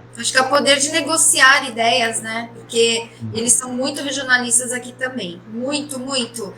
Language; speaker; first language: Portuguese; native; Portuguese